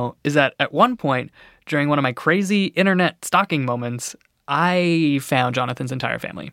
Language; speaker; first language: English; native; English